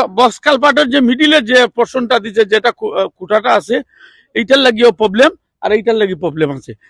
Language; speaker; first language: Bangla; native; Bangla